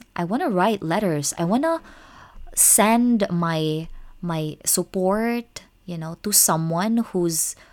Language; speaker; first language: English; non-native, local second language; Cebuano